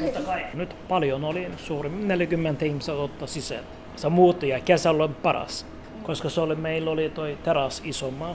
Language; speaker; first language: Finnish; non-native, learner; Turkish